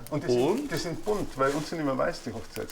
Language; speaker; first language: German; native; German